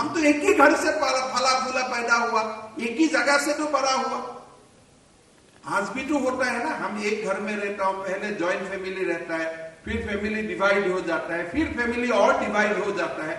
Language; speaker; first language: Hindi; non-native, local second language; Assamese